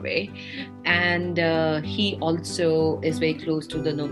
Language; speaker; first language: English; non-native, local second language; Hindi